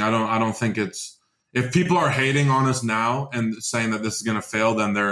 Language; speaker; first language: English; native; English